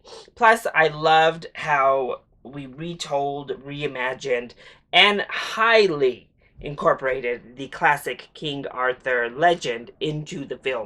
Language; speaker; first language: English; native; English